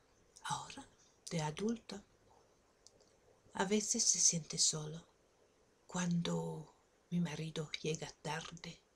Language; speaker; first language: Spanish; non-native, fluent; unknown